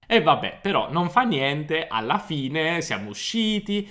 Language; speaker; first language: Italian; native; Italian